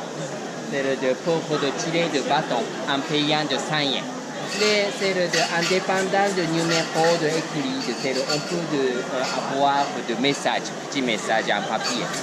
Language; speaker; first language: French; non-native, learner; Japanese